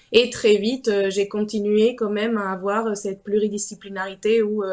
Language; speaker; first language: French; non-native, fluent; Spanish